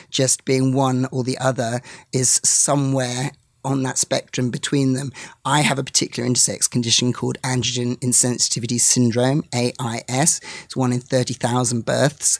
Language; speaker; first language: English; native; English